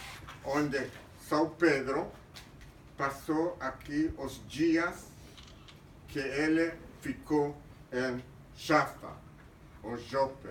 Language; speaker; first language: Portuguese; non-native, fluent; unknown